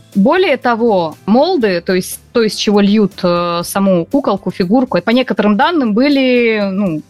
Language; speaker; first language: Russian; native; Russian